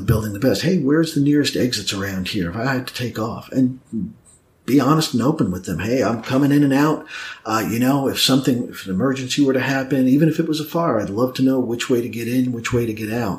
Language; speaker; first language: English; native; English